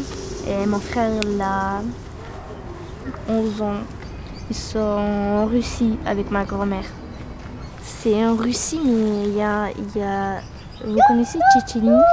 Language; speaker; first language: French; early bilingual, other home language; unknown